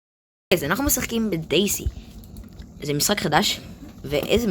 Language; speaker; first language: Hebrew; native; Hebrew